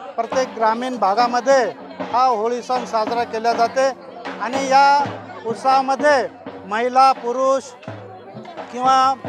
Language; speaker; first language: Marathi; non-native, local second language; Lambadi